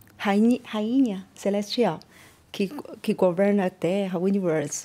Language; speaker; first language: Portuguese; non-native, learner; Chinese